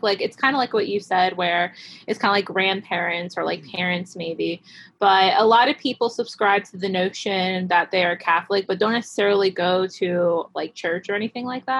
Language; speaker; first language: English; native; English